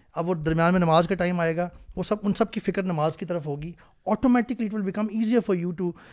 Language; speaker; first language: Urdu; native; Urdu